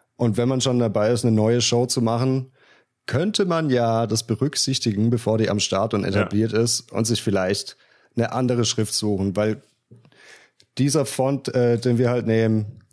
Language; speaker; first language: German; native; German